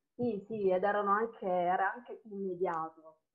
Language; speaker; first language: Italian; non-native, local second language; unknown